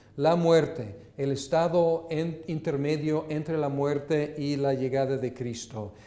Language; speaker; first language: Spanish; non-native, fluent; English